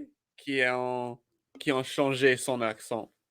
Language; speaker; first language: French; non-native, learner; English